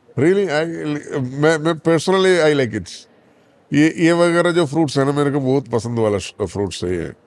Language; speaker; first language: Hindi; non-native, local second language; Malayalam